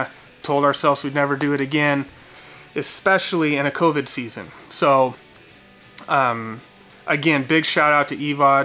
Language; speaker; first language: English; native; English